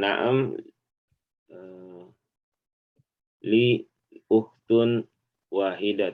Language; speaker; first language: Arabic; non-native, learner; Indonesian